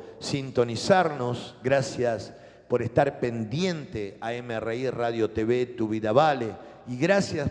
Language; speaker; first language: Spanish; native; Spanish